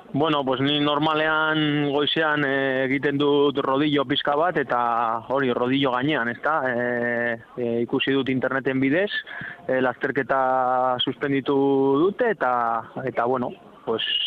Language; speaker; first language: Basque; non-native, local second language; Spanish